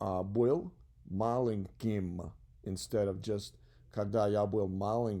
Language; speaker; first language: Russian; non-native, learner; English